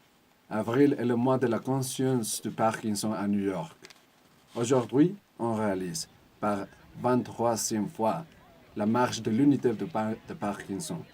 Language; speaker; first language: French; non-native, learner; Spanish